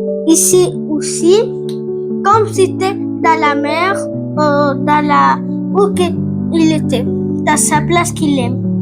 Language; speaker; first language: French; non-native, learner; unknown